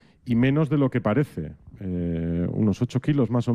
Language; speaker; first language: Spanish; native; Spanish